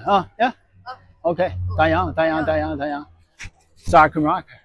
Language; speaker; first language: Welsh; non-native, learner; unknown